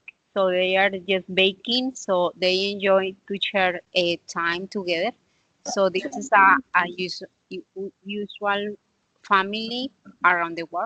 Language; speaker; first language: English; non-native, learner; Spanish